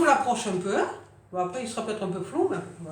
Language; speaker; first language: French; native; French